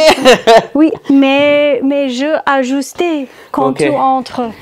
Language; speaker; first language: French; non-native, learner; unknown